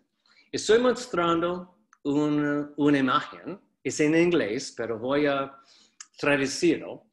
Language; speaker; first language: Spanish; non-native, fluent; English